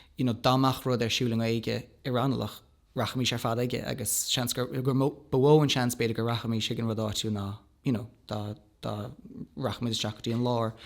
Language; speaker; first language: Irish; non-native, local second language; English